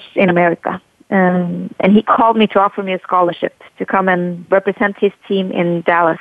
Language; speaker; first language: English; non-native, fluent; Norwegian